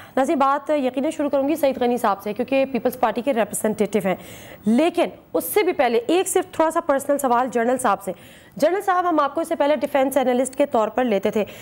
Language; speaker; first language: Urdu; native; Urdu